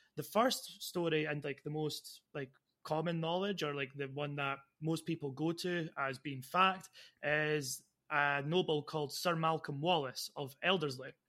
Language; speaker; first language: English; native; English